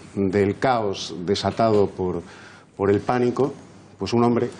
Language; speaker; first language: Spanish; native; Spanish